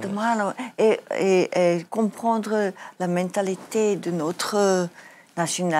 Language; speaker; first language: French; non-native, learner; Afrikaans